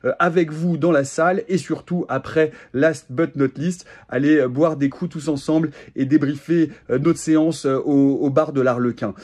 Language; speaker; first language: French; native; French